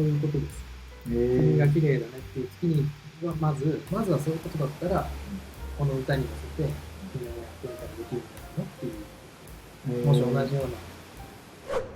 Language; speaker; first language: Japanese; native; Japanese